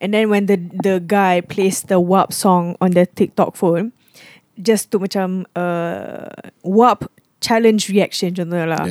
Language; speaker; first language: English; non-native, local second language; Malay